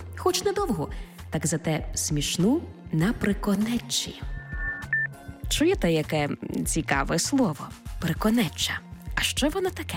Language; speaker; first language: Ukrainian; native; Ukrainian